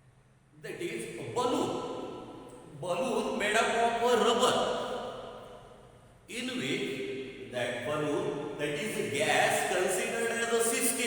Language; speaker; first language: English; non-native, local second language; Marathi